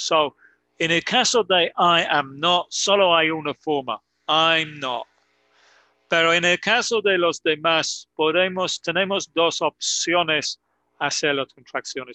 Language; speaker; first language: Spanish; non-native, fluent; English